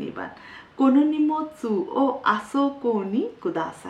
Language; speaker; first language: Japanese; non-native, fluent; Hindi